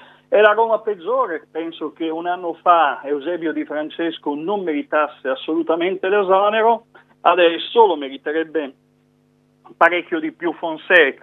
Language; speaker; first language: Italian; native; Italian